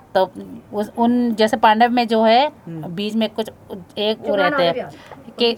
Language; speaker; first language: Hindi; non-native, local second language; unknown